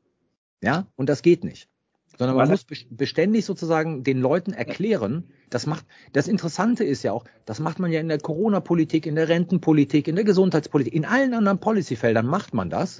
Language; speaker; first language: German; native; German